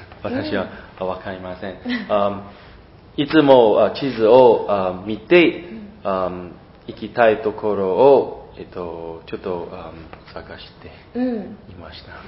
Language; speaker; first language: Japanese; non-native, learner; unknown